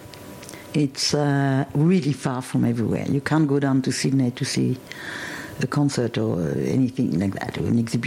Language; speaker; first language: English; non-native, fluent; French